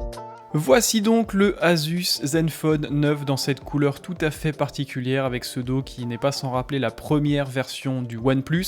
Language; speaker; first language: French; native; French